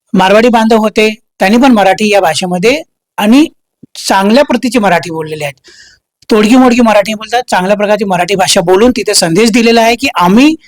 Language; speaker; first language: Marathi; native; Marathi